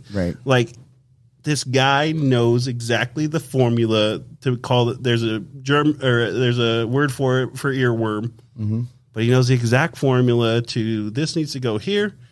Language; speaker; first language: English; native; English